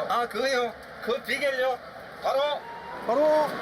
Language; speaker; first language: Korean; native; Korean